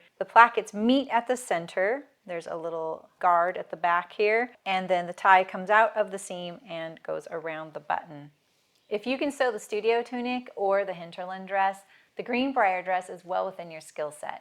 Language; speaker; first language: English; native; English